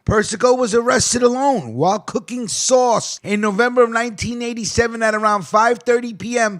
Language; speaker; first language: English; native; English